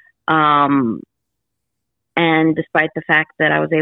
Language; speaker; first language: English; native; English